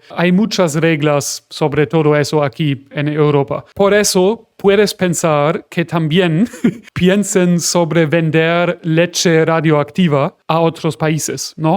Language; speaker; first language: Spanish; non-native, fluent; German